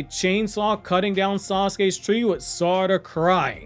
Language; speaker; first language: English; native; English